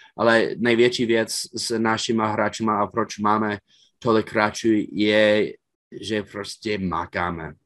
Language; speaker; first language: Czech; non-native, fluent; English